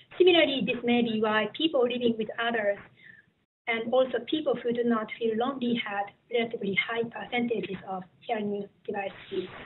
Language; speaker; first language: English; non-native, fluent; Japanese